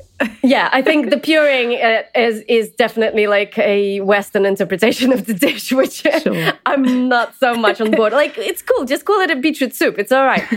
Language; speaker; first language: English; early bilingual, other home language; Ukrainian